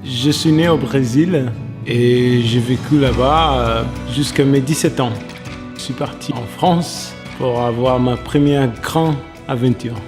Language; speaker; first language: French; non-native, fluent; Portuguese